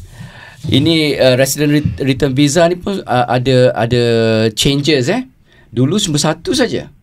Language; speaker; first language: Malay; native; Malay